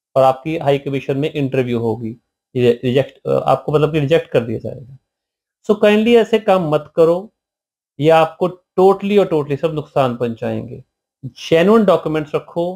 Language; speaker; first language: Hindi; non-native, local second language; Punjabi